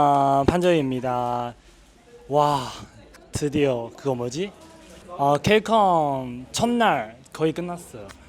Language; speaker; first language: Korean; non-native, learner; Chinese